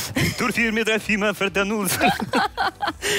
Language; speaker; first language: Russian; native; Russian